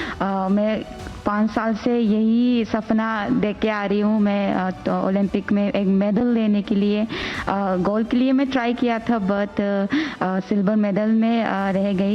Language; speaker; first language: Hindi; non-native, local second language; Manipuri